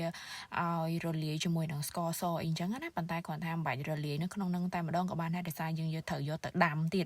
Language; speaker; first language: Khmer; native; Khmer